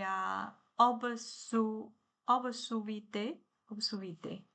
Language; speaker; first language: French; non-native, learner; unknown